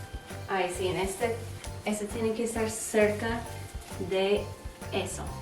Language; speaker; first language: Spanish; non-native, learner; English